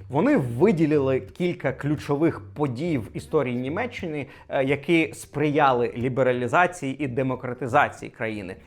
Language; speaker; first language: Ukrainian; native; Ukrainian